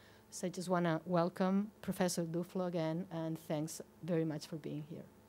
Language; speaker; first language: English; non-native, fluent; Catalan